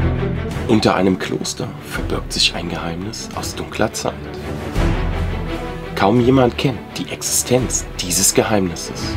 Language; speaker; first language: German; native; German